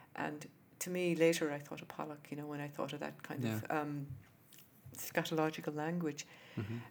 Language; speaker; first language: English; native; English